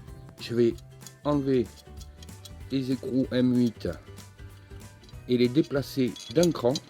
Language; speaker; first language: French; native; French